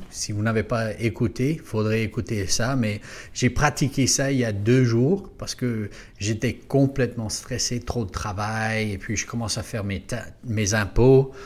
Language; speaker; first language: French; non-native, fluent; English